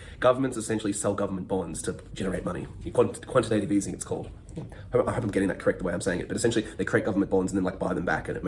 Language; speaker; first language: English; native; English